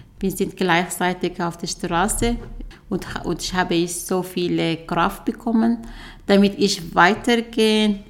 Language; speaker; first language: German; non-native, learner; Arabic